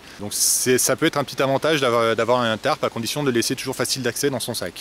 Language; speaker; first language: French; native; French